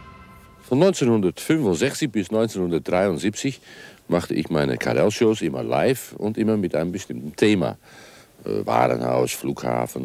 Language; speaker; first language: German; non-native, fluent; Dutch